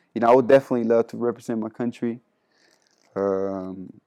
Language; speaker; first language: English; non-native, fluent; Spanish